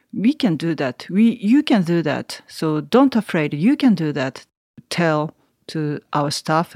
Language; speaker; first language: English; non-native, learner; Japanese